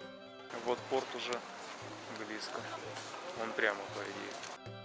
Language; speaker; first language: Russian; native; Russian